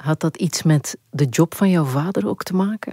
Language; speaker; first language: Dutch; native; Dutch